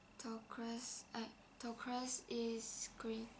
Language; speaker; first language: English; non-native, learner; Korean